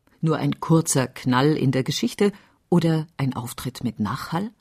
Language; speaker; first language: German; native; German